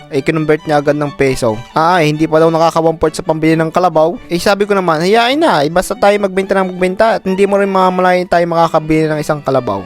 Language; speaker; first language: Filipino; native; Filipino